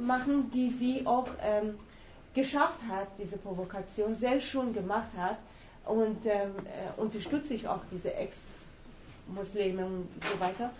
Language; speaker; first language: German; non-native, fluent; Persian